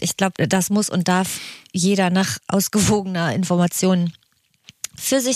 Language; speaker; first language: German; native; German